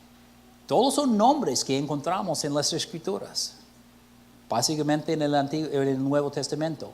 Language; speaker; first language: Spanish; non-native, fluent; English